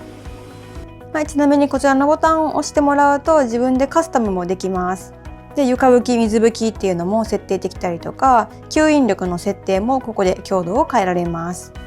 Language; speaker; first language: Japanese; native; Japanese